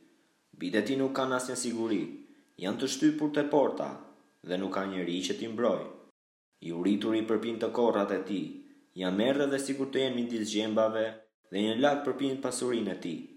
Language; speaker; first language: Albanian; native; Albanian